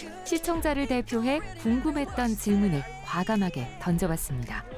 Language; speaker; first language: Korean; native; Korean